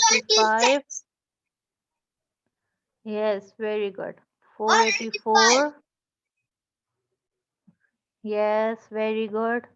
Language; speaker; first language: English; non-native, local second language; Urdu